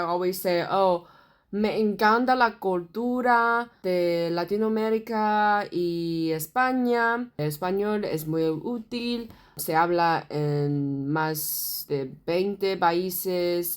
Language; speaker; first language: Spanish; non-native, learner; Chinese